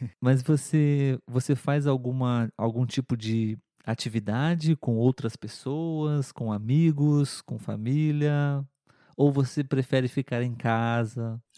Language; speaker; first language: Portuguese; native; Portuguese